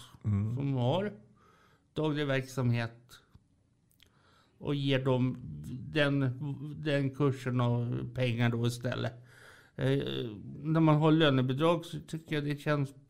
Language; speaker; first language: Swedish; native; Swedish